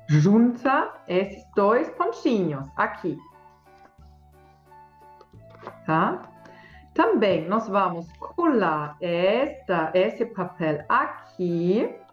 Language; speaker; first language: Portuguese; non-native, fluent; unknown